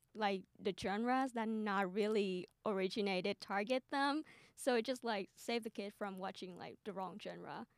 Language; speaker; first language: English; non-native, fluent; Vietnamese